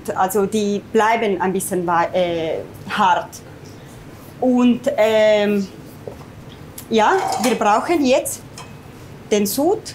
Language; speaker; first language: German; non-native, fluent; Italian